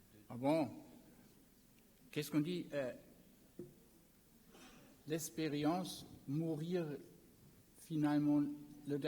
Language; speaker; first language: French; non-native, learner; German